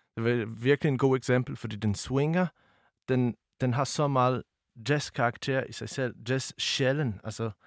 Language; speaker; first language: Danish; non-native, fluent; Polish